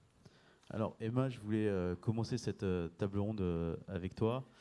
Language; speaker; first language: French; native; French